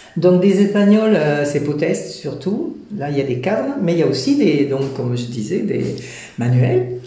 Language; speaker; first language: French; native; French